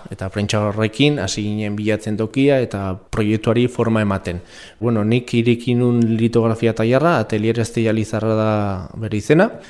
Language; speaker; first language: Basque; non-native, local second language; Spanish